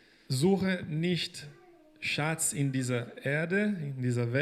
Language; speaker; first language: German; non-native, fluent; Portuguese